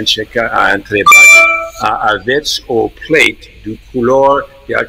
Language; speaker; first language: Romanian; early bilingual, heritage; English